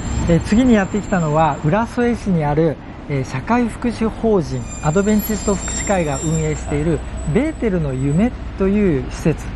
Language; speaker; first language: Japanese; native; Japanese